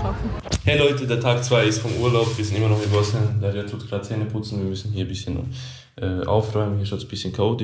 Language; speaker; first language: German; early bilingual, other home language; Bosnian